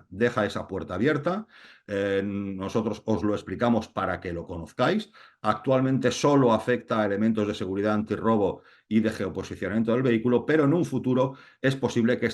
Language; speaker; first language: Spanish; native; Spanish